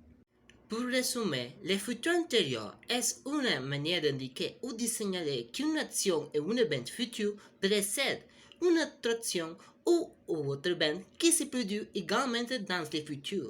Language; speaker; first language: French; non-native, learner; Spanish